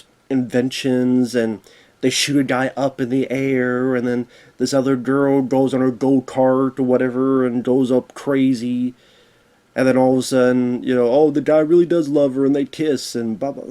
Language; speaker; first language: English; native; English